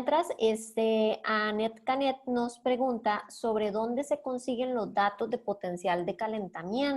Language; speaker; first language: Spanish; native; Spanish